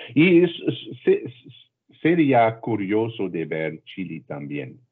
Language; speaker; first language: Spanish; non-native, learner; French